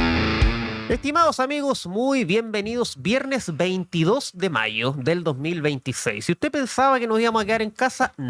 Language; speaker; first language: Spanish; native; Spanish